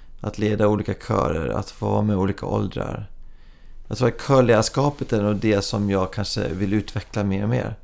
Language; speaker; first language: Swedish; early bilingual, other home language; English